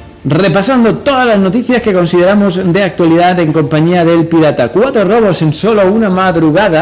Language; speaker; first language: Spanish; native; Spanish